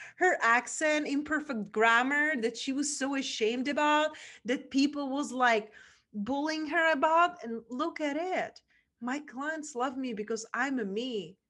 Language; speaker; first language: English; non-native, fluent; Czech